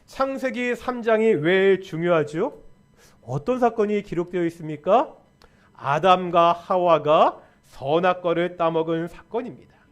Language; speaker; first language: Korean; native; Korean